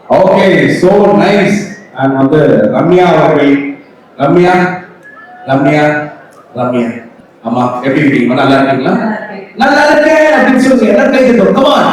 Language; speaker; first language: Tamil; native; Tamil